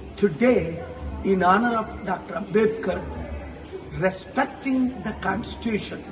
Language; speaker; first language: English; non-native, local second language; Telugu